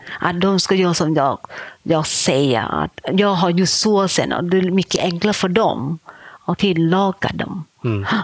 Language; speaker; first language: Swedish; non-native, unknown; Thai